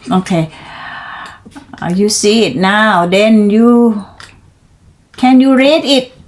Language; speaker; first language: English; non-native, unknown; Thai